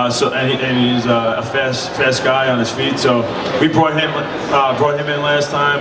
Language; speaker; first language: English; native; English